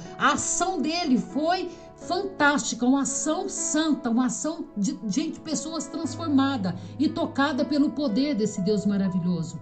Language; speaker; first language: Portuguese; native; Portuguese